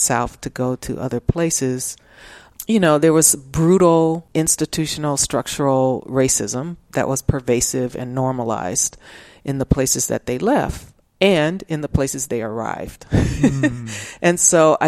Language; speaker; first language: English; native; English